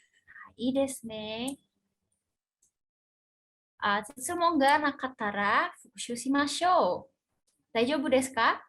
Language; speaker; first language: Japanese; non-native, fluent; Indonesian